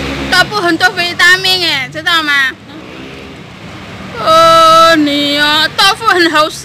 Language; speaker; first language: Chinese; early bilingual, heritage; Chinese